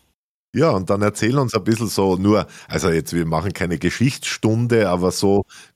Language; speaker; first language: German; native; German